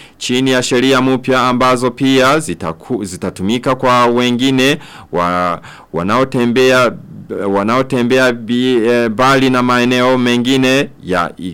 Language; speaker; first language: Swahili; non-native, local second language; Rundi